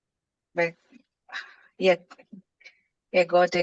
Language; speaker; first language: Danish; non-native, learner; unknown